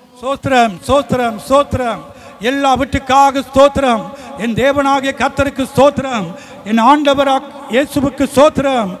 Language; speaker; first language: Tamil; early bilingual, heritage; Tamil